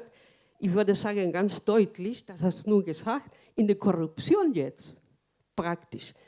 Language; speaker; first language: German; non-native, fluent; Spanish